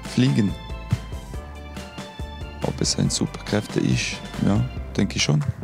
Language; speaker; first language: German; non-native, local second language; French